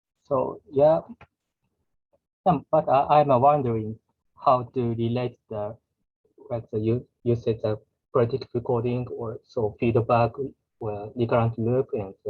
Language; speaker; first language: English; non-native, learner; Japanese